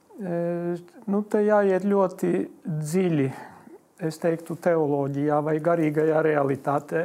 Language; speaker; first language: Latvian; non-native, local second language; Polish